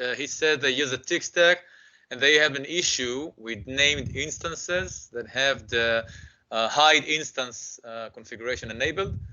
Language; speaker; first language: English; non-native, fluent; Hebrew